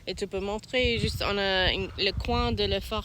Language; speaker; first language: French; non-native, learner; English